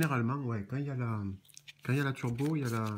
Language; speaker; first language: French; native; French